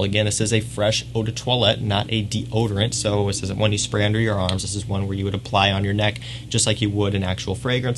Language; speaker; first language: English; native; English